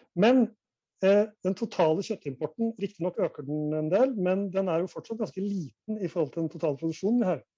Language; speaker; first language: Norwegian; native; Norwegian